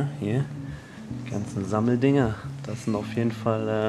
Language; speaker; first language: German; native; German